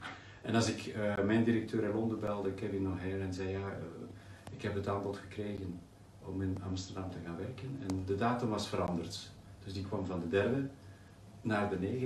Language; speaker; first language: Dutch; native; Dutch